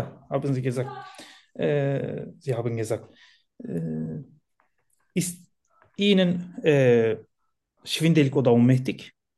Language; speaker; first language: German; non-native, learner; Turkish